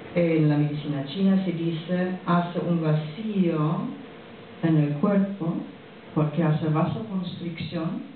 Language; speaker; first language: Spanish; non-native, fluent; French